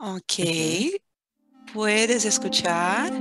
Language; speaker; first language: Spanish; non-native, fluent; Portuguese